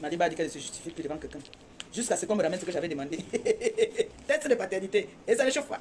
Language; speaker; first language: French; native; French